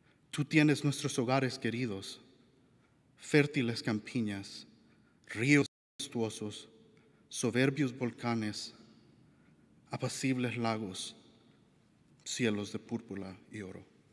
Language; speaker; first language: Spanish; native; Spanish